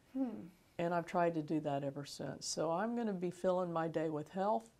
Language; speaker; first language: English; native; English